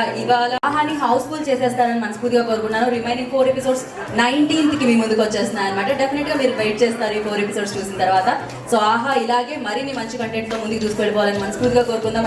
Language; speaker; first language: Telugu; native; Telugu